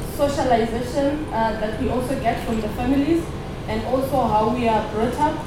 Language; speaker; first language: English; non-native, local second language; Shona